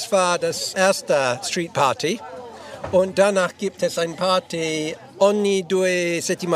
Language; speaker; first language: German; non-native, learner; English